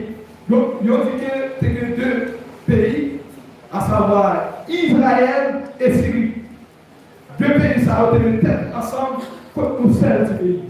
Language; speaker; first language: French; non-native, local second language; Haitian Creole